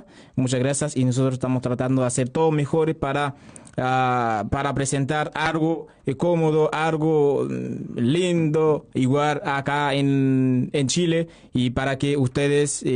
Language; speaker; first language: Spanish; non-native, learner; Haitian Creole